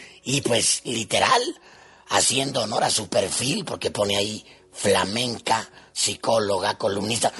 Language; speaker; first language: Spanish; native; Spanish